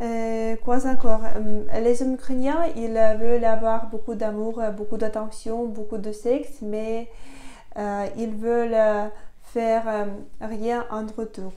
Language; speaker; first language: French; non-native, fluent; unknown